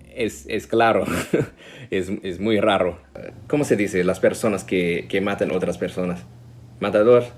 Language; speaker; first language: Spanish; non-native, learner; English